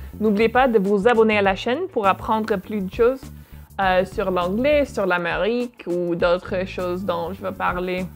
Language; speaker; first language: French; non-native, fluent; English